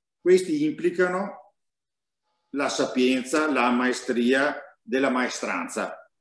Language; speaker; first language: Italian; native; Italian